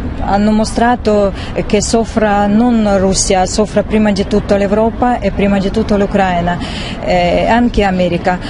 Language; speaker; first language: Italian; non-native, learner; Russian